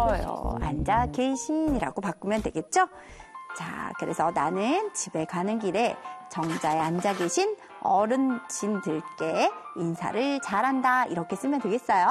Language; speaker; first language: Korean; native; Korean